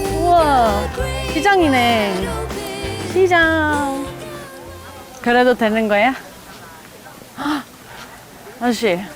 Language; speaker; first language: Korean; non-native, fluent; English